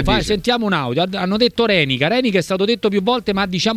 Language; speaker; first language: Italian; native; Italian